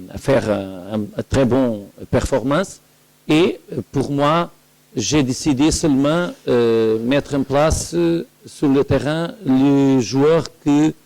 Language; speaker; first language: French; non-native, learner; Portuguese